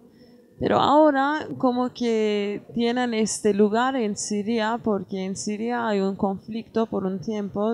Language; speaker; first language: Spanish; non-native, learner; Kurdish